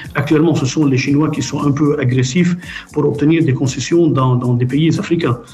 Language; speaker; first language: French; non-native, local second language; Arabic